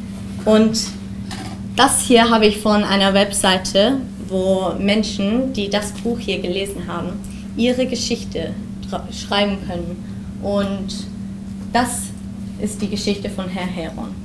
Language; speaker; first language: German; early bilingual, heritage; German